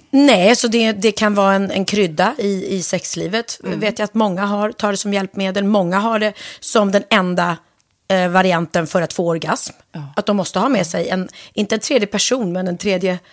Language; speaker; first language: Swedish; native; Swedish